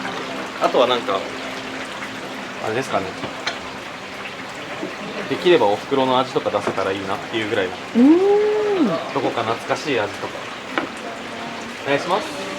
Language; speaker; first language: Japanese; native; Japanese